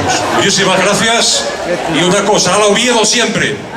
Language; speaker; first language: Spanish; native; Spanish